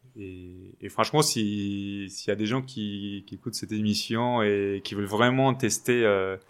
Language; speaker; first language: French; non-native, fluent; Spanish